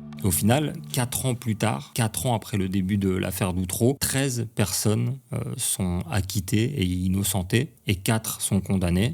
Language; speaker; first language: French; native; French